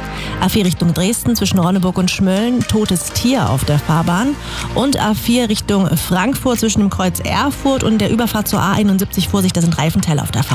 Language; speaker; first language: German; native; German